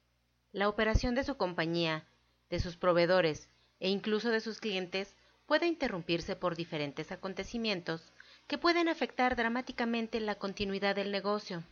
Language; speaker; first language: Spanish; native; Spanish